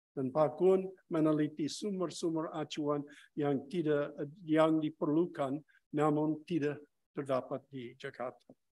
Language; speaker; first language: Indonesian; non-native, fluent; English